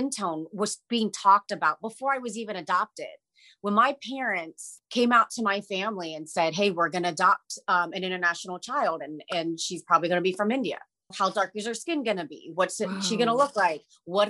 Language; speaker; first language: English; native; English